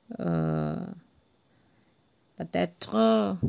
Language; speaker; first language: French; non-native, learner; Javanese